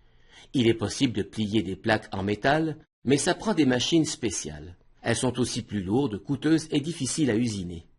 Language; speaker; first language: French; native; French